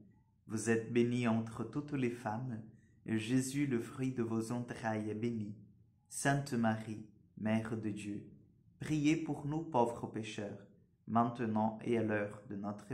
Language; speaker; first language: French; non-native, fluent; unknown